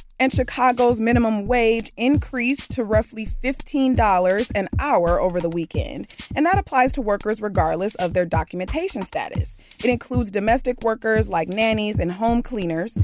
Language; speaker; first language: English; native; English